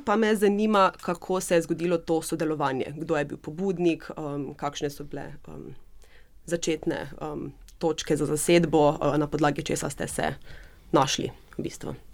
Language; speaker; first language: Slovenian; native; Slovenian